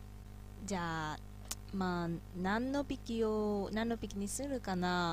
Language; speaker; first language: Japanese; non-native, learner; Vietnamese